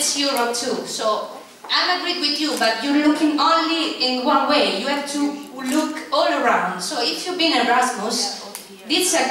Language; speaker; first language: English; non-native, fluent; Italian